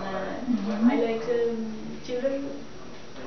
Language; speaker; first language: English; non-native, learner; Sinhala